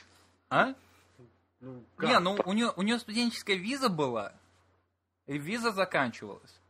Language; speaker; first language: Russian; native; Russian